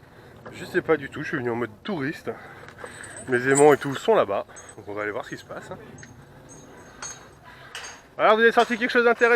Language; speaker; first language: French; native; French